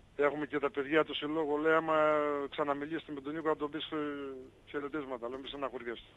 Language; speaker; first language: Greek; native; Greek